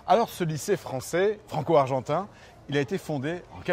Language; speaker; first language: French; native; French